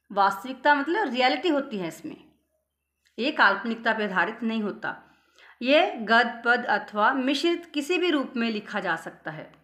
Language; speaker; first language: Hindi; non-native, local second language; Punjabi